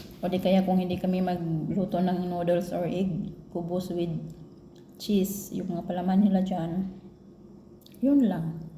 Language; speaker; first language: Filipino; non-native, local second language; Cebuano